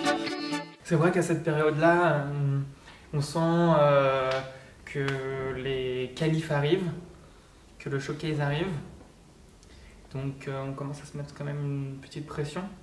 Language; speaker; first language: French; native; French